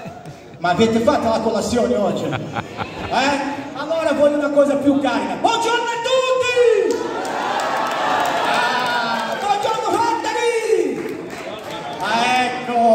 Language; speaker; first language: Italian; non-native, fluent; Portuguese